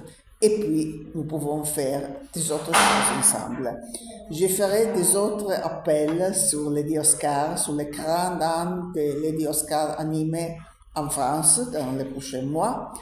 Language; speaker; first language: French; non-native, learner; Italian